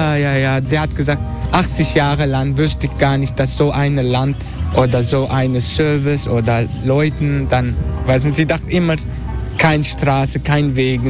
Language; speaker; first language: German; non-native, learner; Turkish